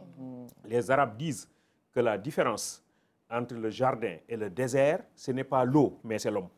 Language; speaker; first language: French; non-native, local second language; Wolof